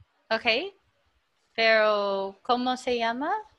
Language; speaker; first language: Spanish; non-native, fluent; English